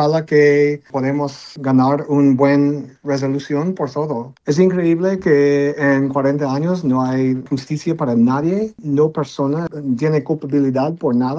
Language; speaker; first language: Spanish; non-native, learner; English